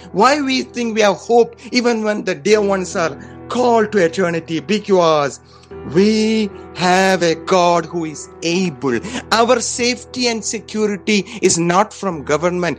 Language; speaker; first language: English; non-native, local second language; Malayalam